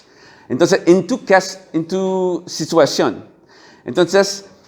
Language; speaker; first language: Spanish; non-native, learner; French